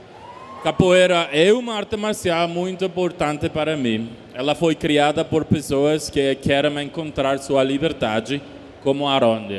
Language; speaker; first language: Portuguese; non-native, learner; Spanish